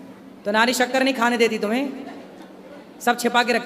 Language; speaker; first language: Hindi; native; Hindi